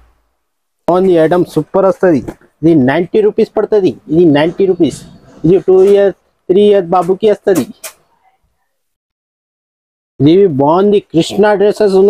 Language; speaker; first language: Telugu; non-native, local second language; Urdu